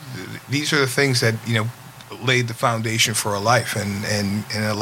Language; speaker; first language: English; native; English